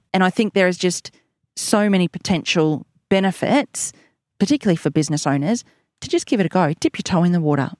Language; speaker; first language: English; native; English